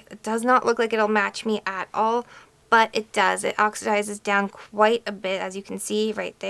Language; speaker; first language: English; native; English